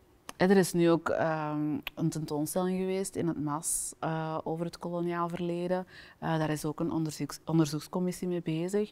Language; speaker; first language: Dutch; native; Dutch